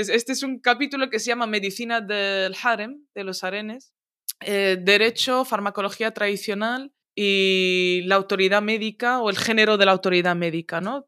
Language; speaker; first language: Spanish; early bilingual, other home language; Arabic